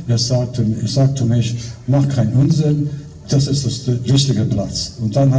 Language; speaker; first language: German; non-native, fluent; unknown